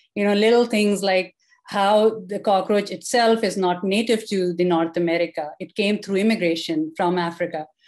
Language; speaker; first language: English; non-native, local second language; Urdu